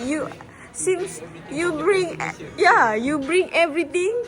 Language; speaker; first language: English; non-native, learner; Malay